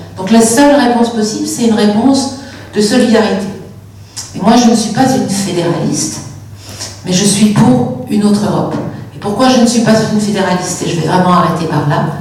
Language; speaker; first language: French; native; French